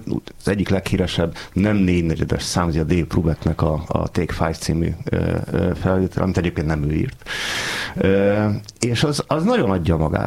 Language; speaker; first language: Hungarian; native; Hungarian